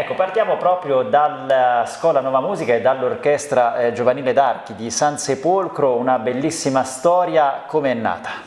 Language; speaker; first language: Italian; native; Italian